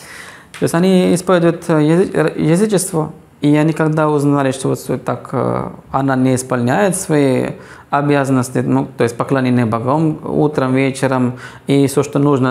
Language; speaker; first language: Russian; non-native, fluent; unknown